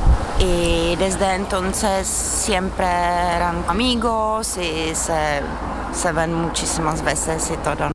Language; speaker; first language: Spanish; non-native, learner; Czech